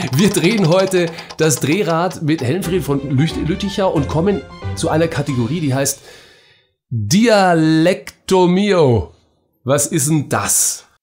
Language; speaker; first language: German; native; German